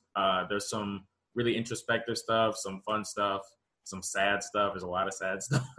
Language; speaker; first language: English; native; English